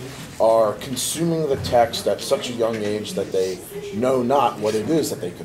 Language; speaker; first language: English; native; English